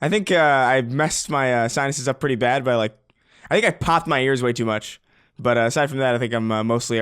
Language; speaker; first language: English; native; English